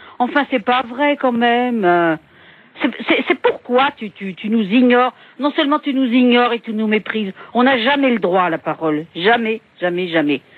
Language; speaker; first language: French; native; French